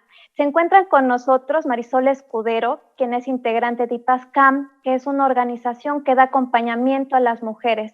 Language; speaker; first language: Spanish; native; Spanish